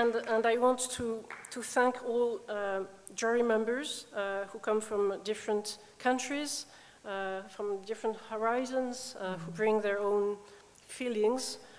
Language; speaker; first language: English; non-native, fluent; French